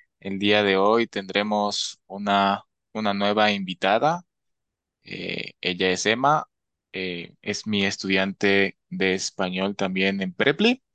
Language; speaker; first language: Spanish; native; Spanish